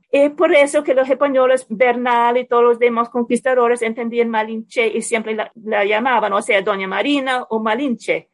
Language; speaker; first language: Spanish; non-native, fluent; English